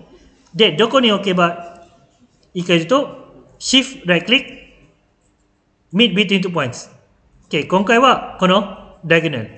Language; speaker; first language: Japanese; non-native, fluent; Malay